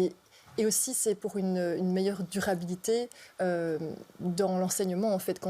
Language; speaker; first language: French; native; French